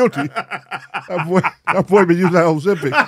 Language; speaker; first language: English; native; English